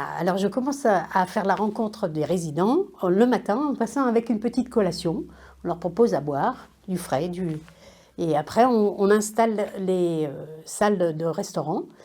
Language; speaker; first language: French; native; French